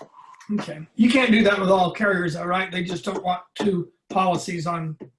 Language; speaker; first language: English; native; English